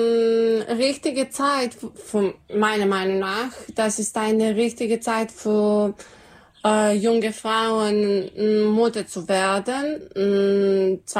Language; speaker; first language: German; non-native, learner; Serbian